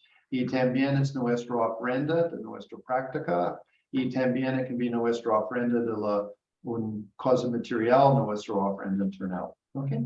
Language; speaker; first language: Spanish; non-native, learner; English